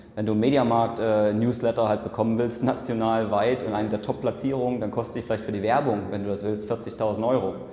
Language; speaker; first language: German; native; German